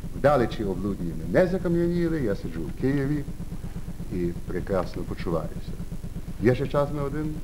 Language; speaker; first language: Ukrainian; early bilingual, heritage; Ukrainian